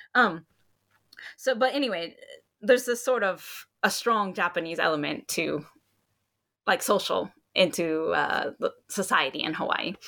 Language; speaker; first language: English; native; English